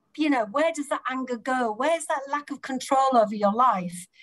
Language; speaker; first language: English; native; English